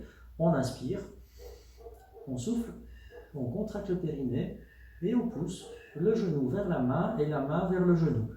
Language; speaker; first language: French; native; French